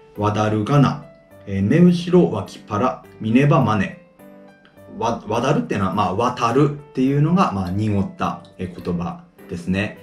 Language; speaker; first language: Japanese; native; Japanese